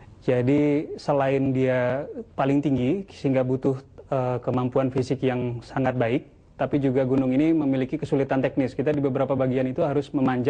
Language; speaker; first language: Indonesian; native; Indonesian